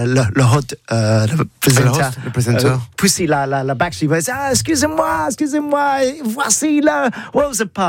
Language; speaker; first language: French; non-native, learner; English